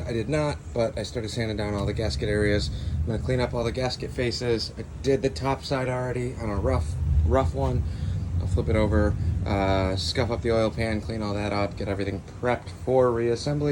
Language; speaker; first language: English; native; English